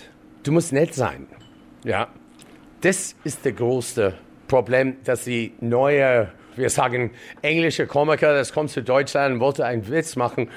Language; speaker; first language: German; non-native, learner; English